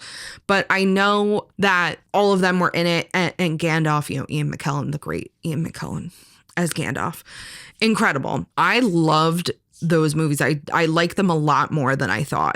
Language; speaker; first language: English; native; English